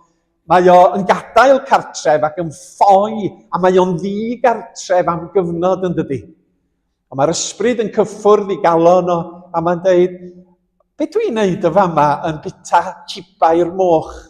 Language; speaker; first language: Welsh; native; Welsh